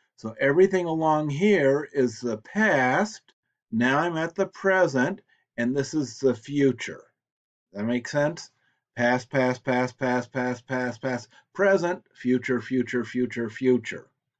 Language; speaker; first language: English; native; English